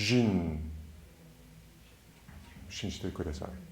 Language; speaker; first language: Japanese; non-native, fluent; English